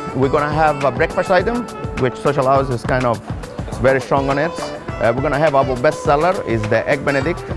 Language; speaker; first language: English; non-native, fluent; Italian